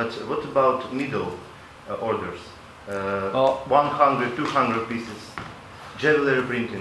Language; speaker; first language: English; non-native, local second language; Latvian